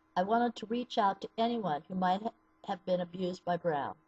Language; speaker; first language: English; native; English